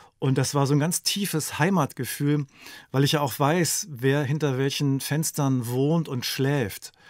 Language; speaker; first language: German; native; German